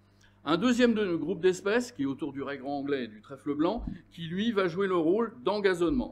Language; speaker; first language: French; native; French